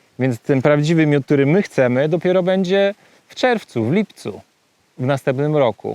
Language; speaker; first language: Polish; native; Polish